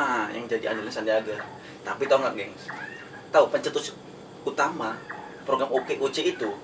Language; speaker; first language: Indonesian; native; Indonesian